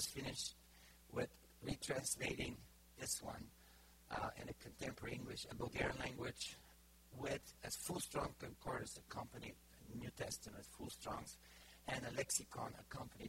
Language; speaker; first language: English; non-native, fluent; Bulgarian